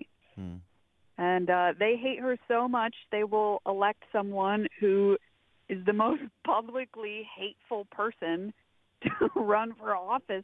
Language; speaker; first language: English; native; English